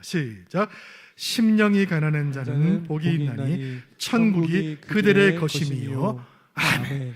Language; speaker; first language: Korean; native; Korean